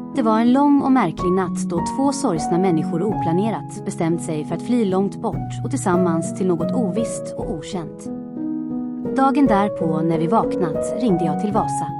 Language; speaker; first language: Swedish; non-native, fluent; Croatian